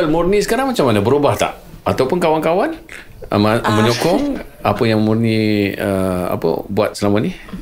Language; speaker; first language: Malay; native; Malay